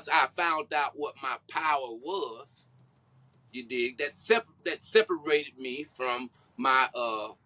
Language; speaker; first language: English; native; English